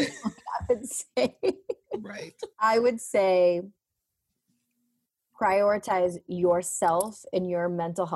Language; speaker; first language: English; native; English